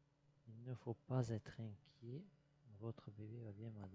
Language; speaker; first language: French; non-native, learner; English